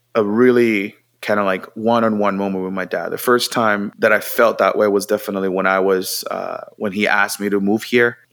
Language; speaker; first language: English; non-native, fluent; Spanish